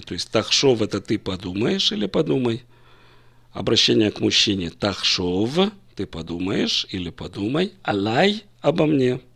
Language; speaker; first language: Russian; native; Russian